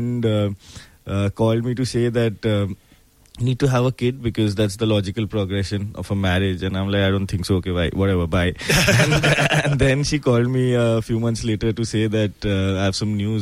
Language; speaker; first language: English; non-native, local second language; Bangla